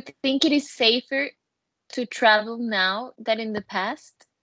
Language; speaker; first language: English; non-native, learner; Spanish